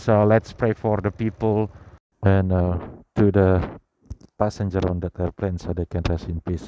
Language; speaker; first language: English; non-native, learner; Indonesian